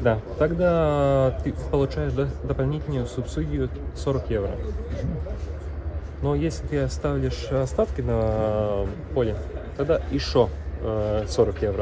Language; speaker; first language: Russian; non-native, learner; Latvian